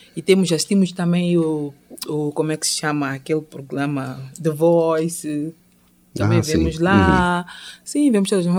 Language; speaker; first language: Portuguese; non-native, local second language; Tsonga